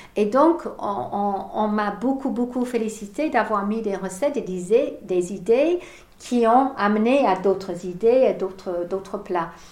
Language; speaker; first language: French; non-native, fluent; English